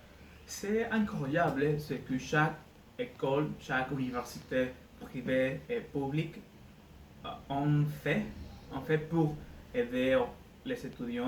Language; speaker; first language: French; non-native, learner; Spanish